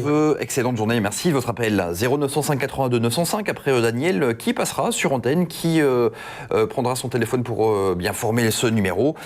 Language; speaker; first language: French; native; French